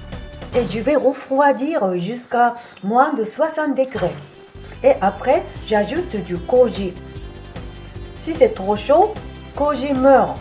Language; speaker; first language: French; non-native, fluent; Japanese